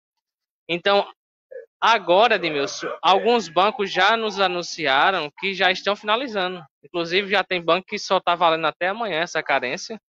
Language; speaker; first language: Portuguese; native; Portuguese